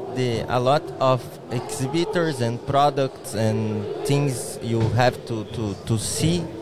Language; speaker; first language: English; non-native, learner; Portuguese